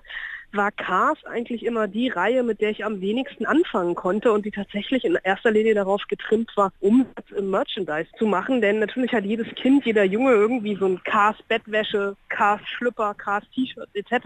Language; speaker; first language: German; native; German